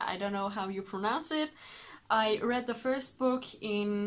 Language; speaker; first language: English; non-native, fluent; Persian